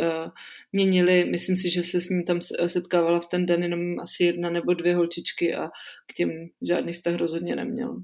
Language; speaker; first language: Czech; native; Czech